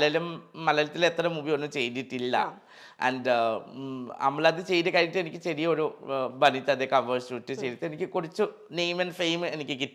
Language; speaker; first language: Malayalam; non-native, fluent; Assamese